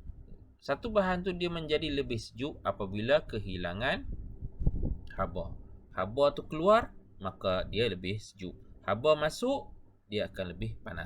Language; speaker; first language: Malay; native; Malay